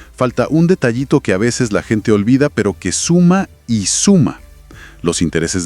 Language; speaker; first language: Spanish; native; Spanish